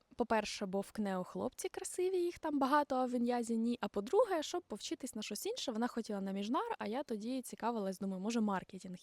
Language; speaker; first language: Ukrainian; non-native, local second language; Russian